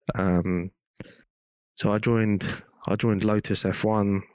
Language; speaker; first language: English; native; English